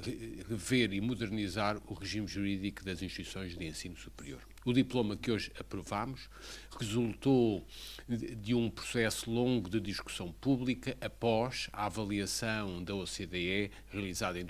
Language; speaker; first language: Portuguese; native; Portuguese